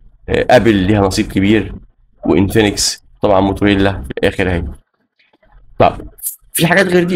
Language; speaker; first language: Arabic; native; Arabic